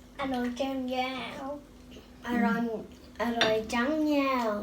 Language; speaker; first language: Thai; early bilingual, heritage; Swedish